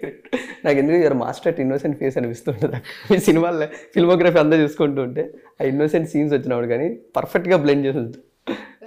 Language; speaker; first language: Telugu; native; Telugu